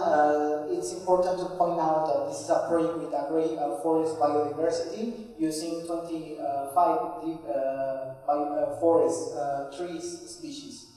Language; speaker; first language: English; non-native, fluent; Spanish